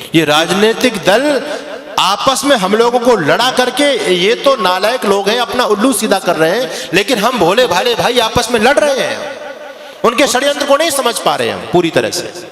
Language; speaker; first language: Hindi; native; Hindi